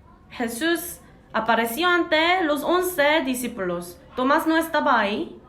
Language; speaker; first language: Spanish; non-native, fluent; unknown